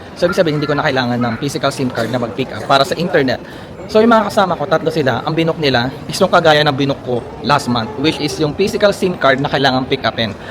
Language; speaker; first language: Filipino; native; Filipino